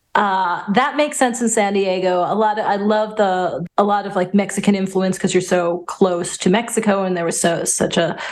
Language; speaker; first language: English; native; English